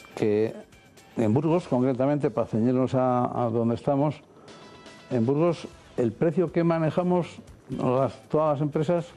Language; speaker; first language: Spanish; native; Spanish